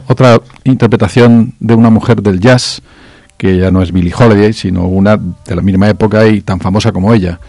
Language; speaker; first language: Spanish; native; Spanish